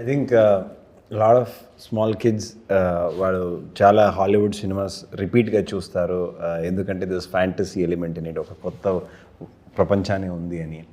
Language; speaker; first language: Telugu; non-native, learner; Kannada